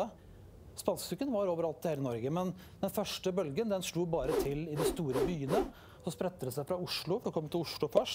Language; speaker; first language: Norwegian; native; Norwegian